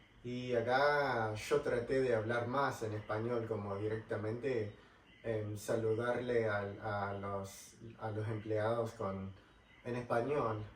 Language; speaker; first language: Spanish; non-native, fluent; English